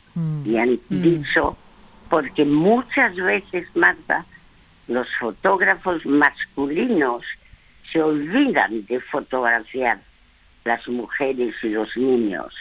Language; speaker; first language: Spanish; early bilingual, other home language; French